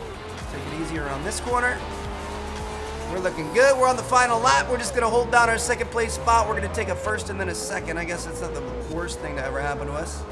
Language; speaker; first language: English; native; English